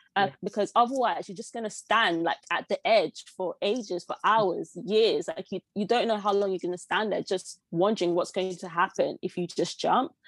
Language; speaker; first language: English; early bilingual, other home language; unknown